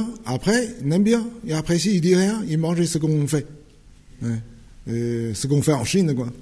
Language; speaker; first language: French; non-native, fluent; Chinese